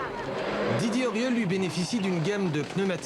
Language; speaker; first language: French; native; French